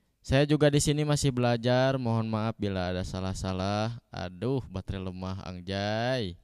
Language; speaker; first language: Indonesian; non-native, local second language; Sundanese